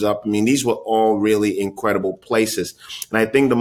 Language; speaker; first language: English; non-native, local second language; Akan